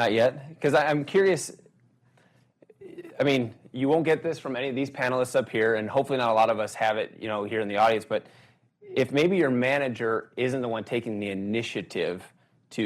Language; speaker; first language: English; native; English